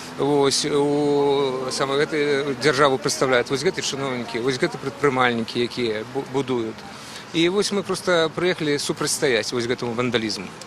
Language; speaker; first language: Belarusian; native; Belarusian